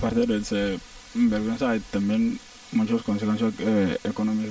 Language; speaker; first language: Spanish; non-native, learner; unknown